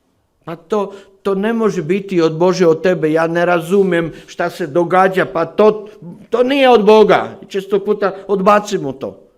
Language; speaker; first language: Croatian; non-native, fluent; Slovak